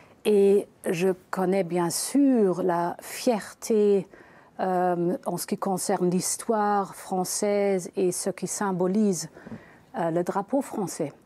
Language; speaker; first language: French; non-native, fluent; German